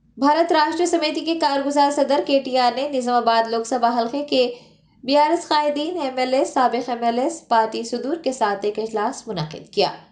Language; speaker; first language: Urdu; native; Urdu